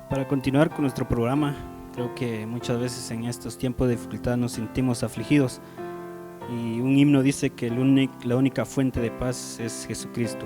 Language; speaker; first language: Spanish; native; Spanish